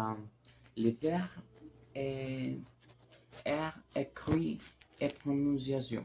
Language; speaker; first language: French; non-native, learner; Spanish